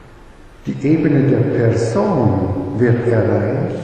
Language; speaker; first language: German; non-native, fluent; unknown